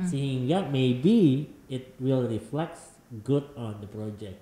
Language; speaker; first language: English; non-native, fluent; Indonesian